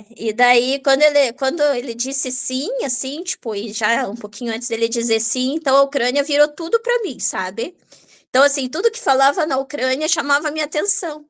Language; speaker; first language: Portuguese; native; Portuguese